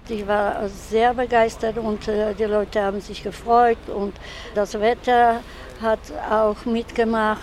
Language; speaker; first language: German; non-native, local second language; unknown